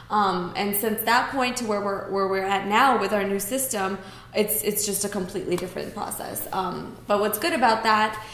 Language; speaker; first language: English; native; English